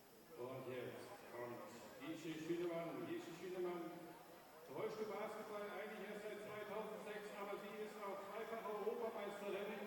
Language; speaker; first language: German; native; German